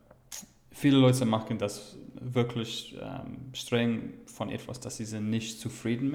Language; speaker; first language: German; non-native, fluent; English